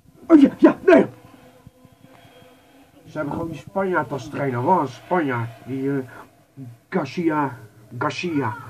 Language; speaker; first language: Dutch; native; Dutch